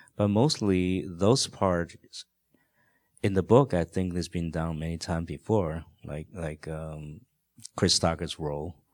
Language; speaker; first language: English; non-native, fluent; Chinese